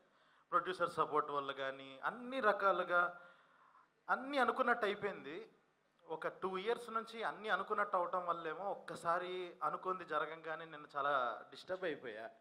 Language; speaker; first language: Telugu; native; Telugu